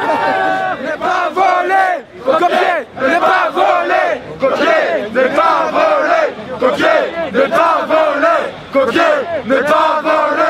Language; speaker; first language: French; native; French